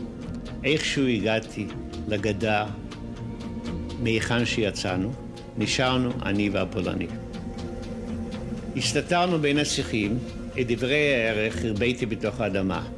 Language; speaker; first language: Hebrew; non-native, fluent; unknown